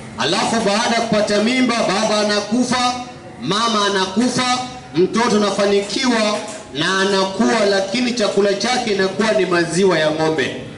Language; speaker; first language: Swahili; native; Swahili